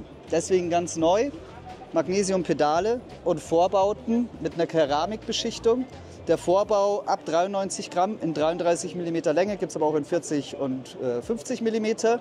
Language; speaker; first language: German; native; German